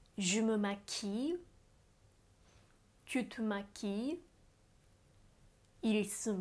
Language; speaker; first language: French; non-native, fluent; Japanese